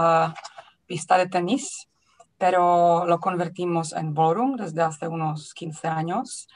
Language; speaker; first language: Spanish; non-native, fluent; Czech